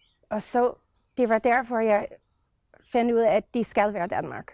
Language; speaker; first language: Danish; non-native, fluent; English